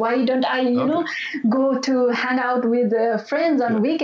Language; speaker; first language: English; non-native, local second language; Nepali